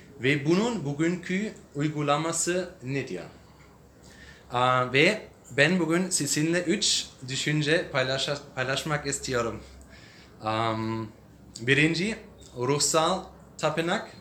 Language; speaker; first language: Turkish; non-native, learner; English